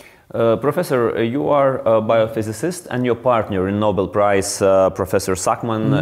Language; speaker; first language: English; non-native, fluent; Lithuanian